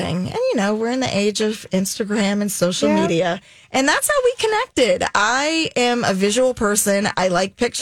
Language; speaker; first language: English; native; English